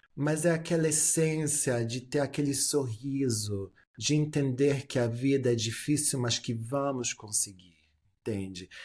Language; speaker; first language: Portuguese; early bilingual, heritage; Portuguese